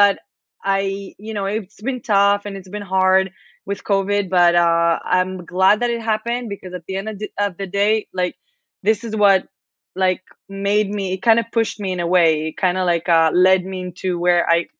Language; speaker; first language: English; non-native, fluent; Hebrew